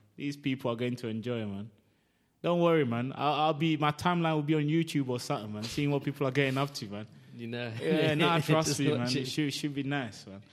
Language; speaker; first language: English; non-native, local second language; Akan